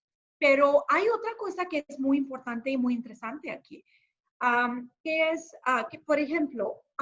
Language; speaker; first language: Spanish; non-native, fluent; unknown